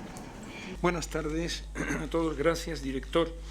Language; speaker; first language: Spanish; native; Spanish